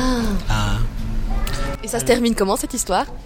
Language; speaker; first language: French; native; French